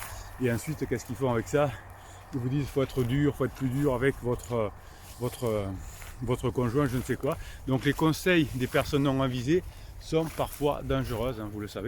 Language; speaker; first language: French; native; French